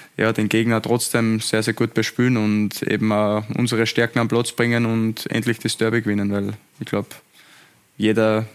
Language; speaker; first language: German; native; German